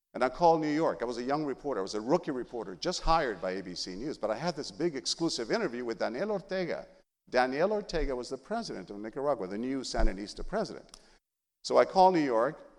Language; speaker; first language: English; early bilingual, other home language; Spanish